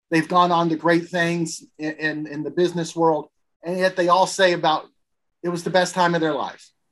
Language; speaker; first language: English; native; English